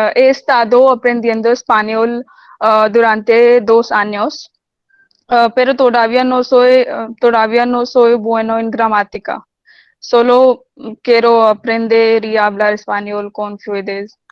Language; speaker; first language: Spanish; non-native, learner; Hindi